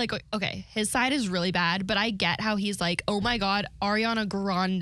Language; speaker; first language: English; native; English